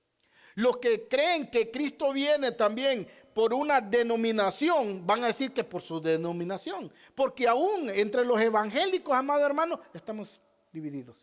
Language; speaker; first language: Spanish; native; Spanish